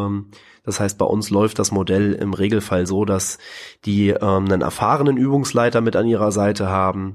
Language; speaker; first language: German; native; German